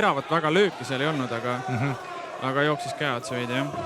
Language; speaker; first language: Estonian; native; Estonian